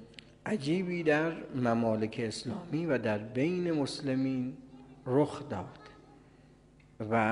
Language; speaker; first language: Persian; native; Persian